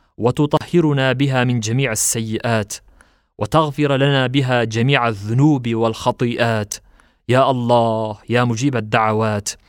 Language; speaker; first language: Arabic; non-native, fluent; Turkish